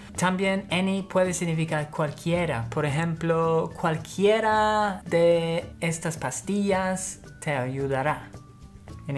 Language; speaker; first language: Spanish; non-native, fluent; English